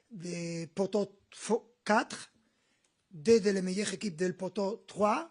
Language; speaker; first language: French; non-native, learner; Spanish